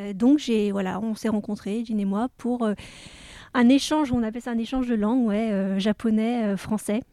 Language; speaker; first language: French; native; French